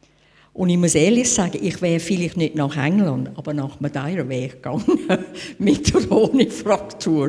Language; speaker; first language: German; non-native, fluent; English